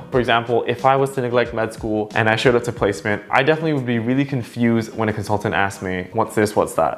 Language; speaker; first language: English; native; English